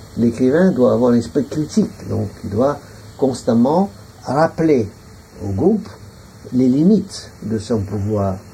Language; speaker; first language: French; non-native, local second language; Arabic